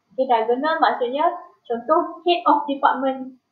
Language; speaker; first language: English; non-native, local second language; Malay